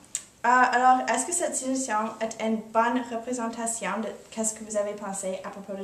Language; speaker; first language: French; non-native, learner; English